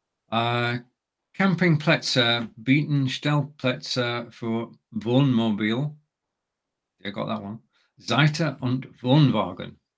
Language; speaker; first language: German; non-native, learner; English